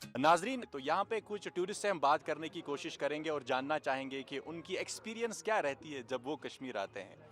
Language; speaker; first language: Hindi; non-native, local second language; Kashmiri